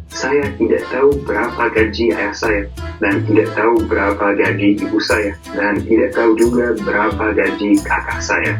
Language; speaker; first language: Indonesian; non-native, fluent; Arabic